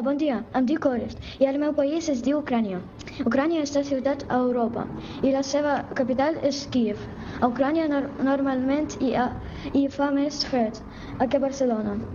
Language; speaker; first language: Catalan; early bilingual, other home language; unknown